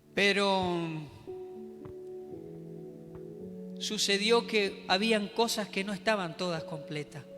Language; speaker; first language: Spanish; native; Spanish